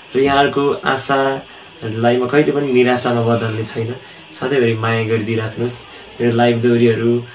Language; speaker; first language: Nepali; native; Nepali